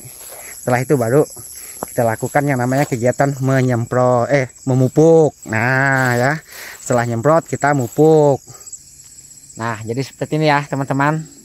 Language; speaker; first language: Indonesian; native; Indonesian